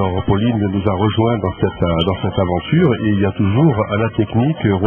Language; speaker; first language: French; native; French